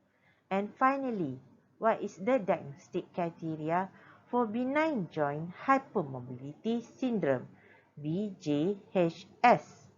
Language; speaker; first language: English; non-native, local second language; Malay